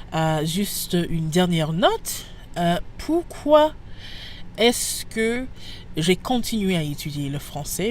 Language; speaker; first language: French; non-native, fluent; English